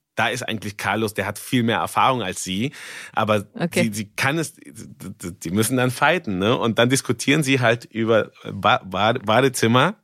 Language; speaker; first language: German; non-native, fluent; Spanish